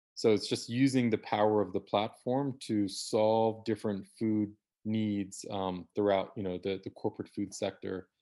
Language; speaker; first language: English; native; English